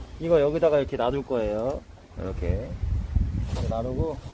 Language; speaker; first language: Korean; native; Korean